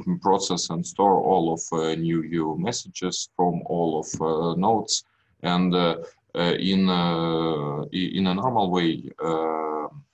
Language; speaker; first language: English; non-native, learner; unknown